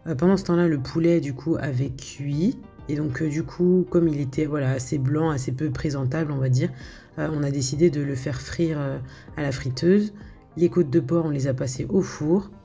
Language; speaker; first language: French; native; French